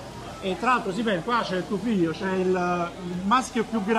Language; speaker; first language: Italian; native; Italian